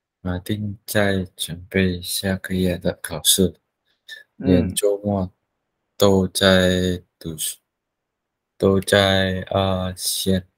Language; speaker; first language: Chinese; non-native, learner; Vietnamese